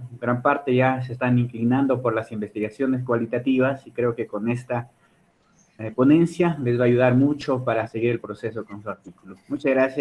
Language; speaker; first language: Spanish; native; Spanish